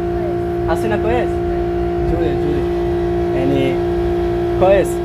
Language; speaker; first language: Arabic; non-native, learner; Bangla